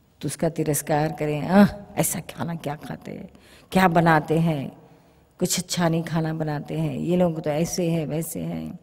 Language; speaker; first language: Hindi; non-native, local second language; Gujarati